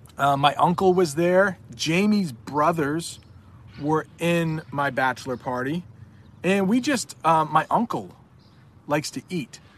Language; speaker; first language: English; native; English